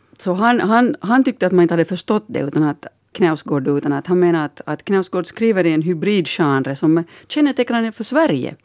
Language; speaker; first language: Swedish; native; Swedish